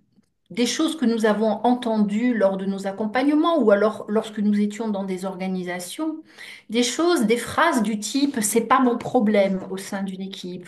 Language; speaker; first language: French; native; French